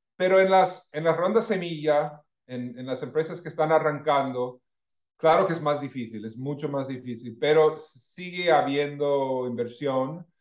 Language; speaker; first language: Spanish; non-native, fluent; English